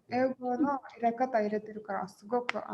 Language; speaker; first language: Japanese; non-native, fluent; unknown